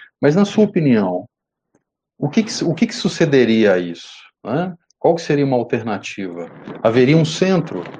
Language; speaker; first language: Portuguese; native; Portuguese